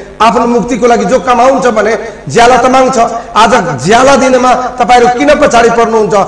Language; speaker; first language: Nepali; non-native, local second language; Bhojpuri